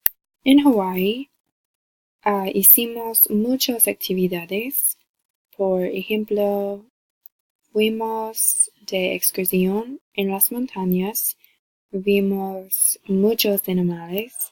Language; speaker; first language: Spanish; non-native, learner; English